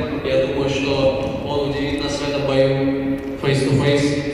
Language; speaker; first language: Russian; native; Russian